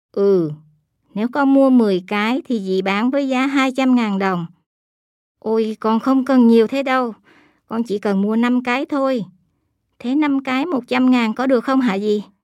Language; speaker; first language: Vietnamese; early bilingual, heritage; Japanese